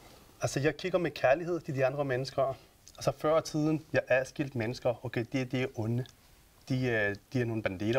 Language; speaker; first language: Danish; non-native, fluent; Persian